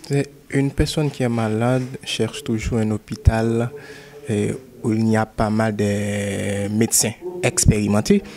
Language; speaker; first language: French; non-native, local second language; Haitian Creole